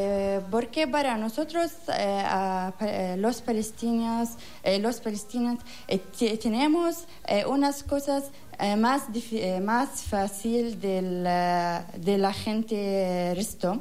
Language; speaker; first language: Spanish; non-native, learner; Arabic